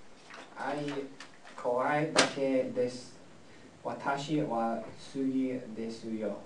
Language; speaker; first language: Japanese; non-native, learner; English